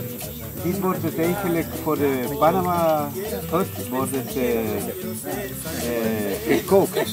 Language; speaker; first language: Dutch; non-native, fluent; Spanish